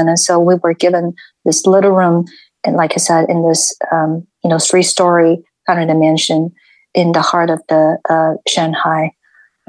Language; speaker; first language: English; non-native, fluent; Chinese